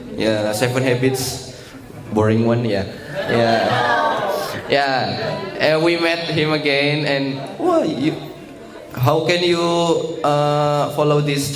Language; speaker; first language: English; non-native, learner; Indonesian